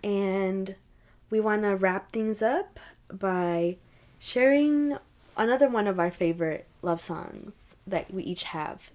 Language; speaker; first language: English; early bilingual, other home language; Spanish